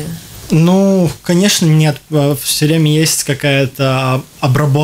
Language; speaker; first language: Russian; non-native, local second language; Latvian